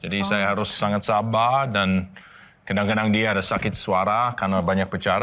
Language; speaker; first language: Indonesian; non-native, learner; English